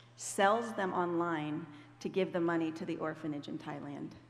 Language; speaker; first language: English; native; English